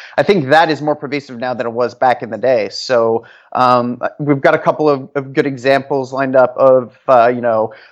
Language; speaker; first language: English; non-native, fluent; Norwegian